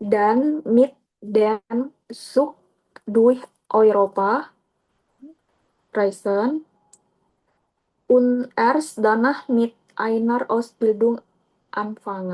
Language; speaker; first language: German; non-native, learner; Indonesian